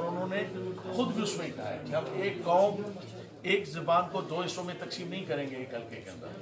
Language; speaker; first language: Urdu; non-native, local second language; Baluchi